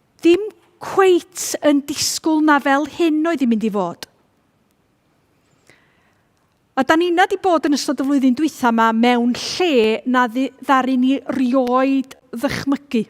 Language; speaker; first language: Welsh; native; Welsh